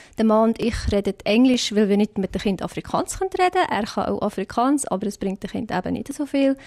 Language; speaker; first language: German; non-native, fluent; Afrikaans